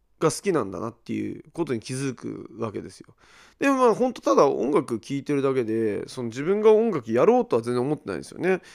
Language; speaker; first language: Japanese; native; Japanese